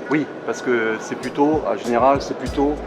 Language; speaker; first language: French; native; French